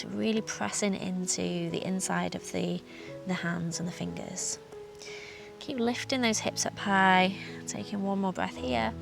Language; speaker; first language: English; native; English